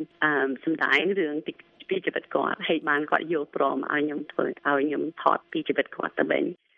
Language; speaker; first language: Khmer; early bilingual, other home language; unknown